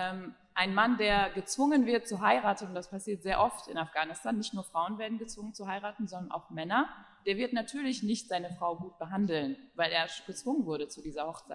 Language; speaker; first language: German; early bilingual, other home language; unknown